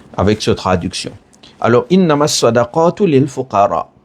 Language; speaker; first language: French; non-native, learner; Morisyen